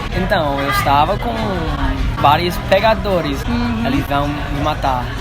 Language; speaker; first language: Portuguese; non-native, learner; English